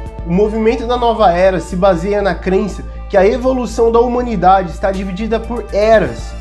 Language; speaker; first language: Portuguese; native; Portuguese